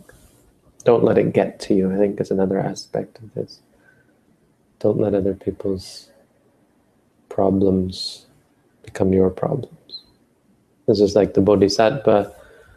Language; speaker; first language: English; native; English